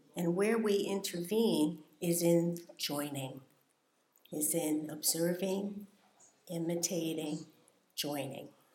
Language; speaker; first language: English; native; English